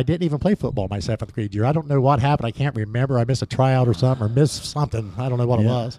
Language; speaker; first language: English; native; English